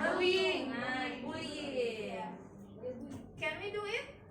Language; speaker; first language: English; non-native, learner; Indonesian